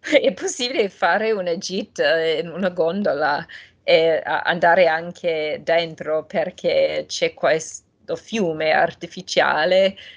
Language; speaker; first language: Italian; non-native, fluent; English